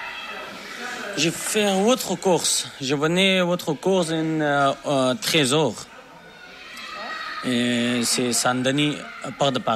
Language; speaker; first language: French; non-native, learner; Persian